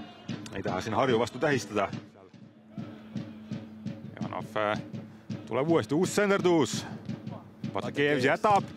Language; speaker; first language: Estonian; native; Estonian